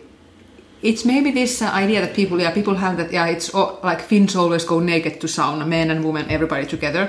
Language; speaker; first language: English; non-native, fluent; Finnish